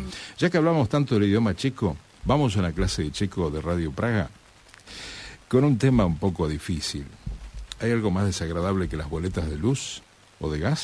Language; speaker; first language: Spanish; native; Spanish